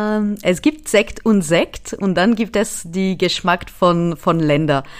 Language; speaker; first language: German; non-native, fluent; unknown